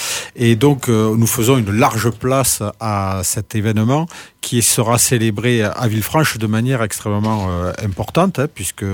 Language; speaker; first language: French; native; French